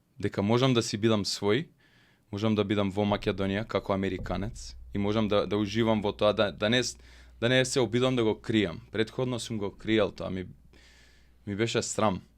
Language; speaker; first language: Macedonian; early bilingual, heritage; Macedonian